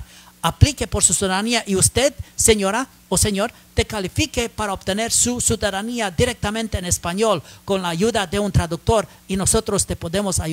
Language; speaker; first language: Spanish; non-native, learner; English